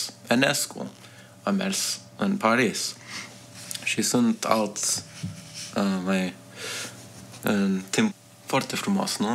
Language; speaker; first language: Romanian; early bilingual, heritage; Romanian